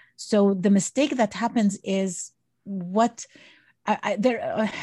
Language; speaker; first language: English; non-native, fluent; Arabic